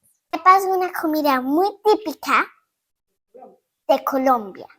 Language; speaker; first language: Spanish; early bilingual, heritage; Spanish